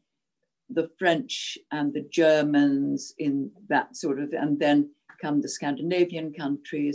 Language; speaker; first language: English; non-native, local second language; Czech